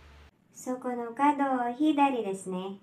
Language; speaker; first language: Japanese; non-native, learner; Filipino